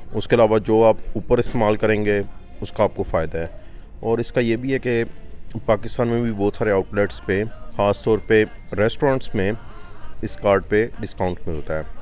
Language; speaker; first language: Urdu; native; Urdu